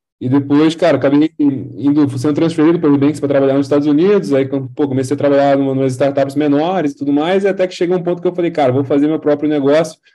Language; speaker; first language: Portuguese; native; Portuguese